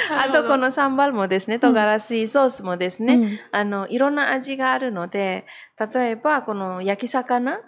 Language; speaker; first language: Japanese; non-native, fluent; Indonesian